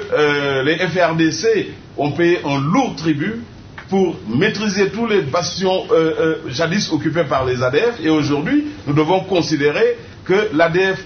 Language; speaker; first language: French; native; French